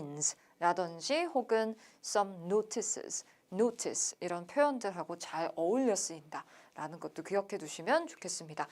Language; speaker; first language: Korean; native; Korean